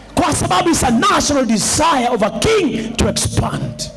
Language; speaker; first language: English; non-native, local second language; Swahili